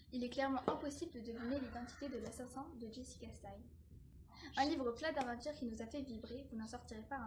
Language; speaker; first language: French; native; French